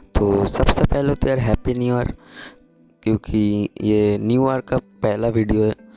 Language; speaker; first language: Hindi; non-native, local second language; Bangla